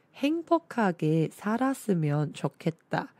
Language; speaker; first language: Korean; non-native, fluent; Chinese